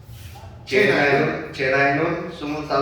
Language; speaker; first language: Korean; non-native, learner; Bangla